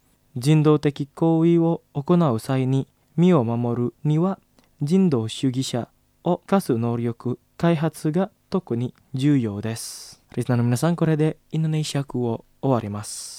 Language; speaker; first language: Japanese; non-native, fluent; Indonesian